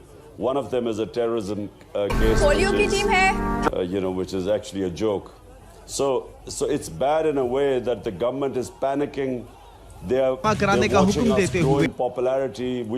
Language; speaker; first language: English; non-native, local second language; Urdu